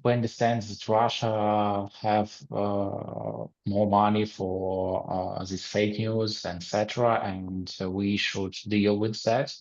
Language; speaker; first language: English; non-native, learner; Ukrainian